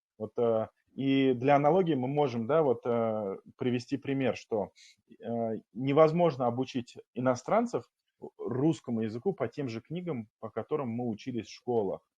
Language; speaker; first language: Russian; non-native, local second language; Kumyk